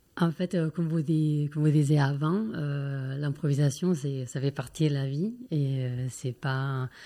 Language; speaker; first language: French; non-native, fluent; Spanish